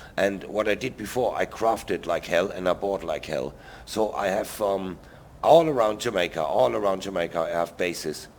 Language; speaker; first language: English; non-native, fluent; German